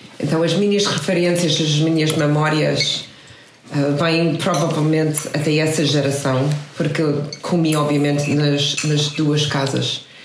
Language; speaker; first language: Portuguese; non-native, fluent; English